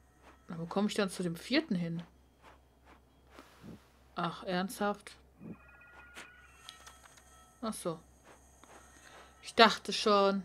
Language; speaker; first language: German; native; German